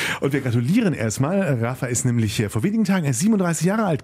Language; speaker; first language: German; native; German